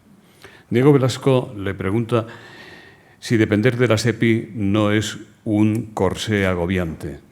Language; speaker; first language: Spanish; native; Spanish